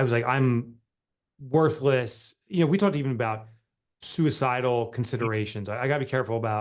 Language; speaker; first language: English; native; English